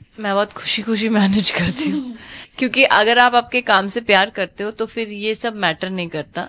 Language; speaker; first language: Hindi; non-native, local second language; Bangla